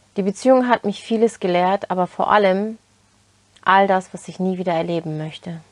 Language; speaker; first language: German; early bilingual, other home language; Turkish